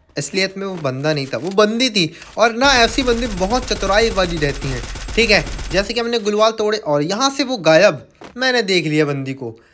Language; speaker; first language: Hindi; native; Hindi